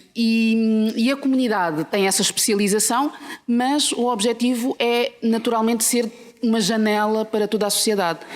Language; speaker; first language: Portuguese; native; Portuguese